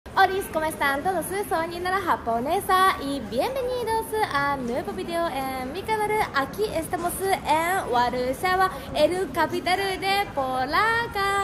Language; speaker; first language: Spanish; non-native, fluent; Japanese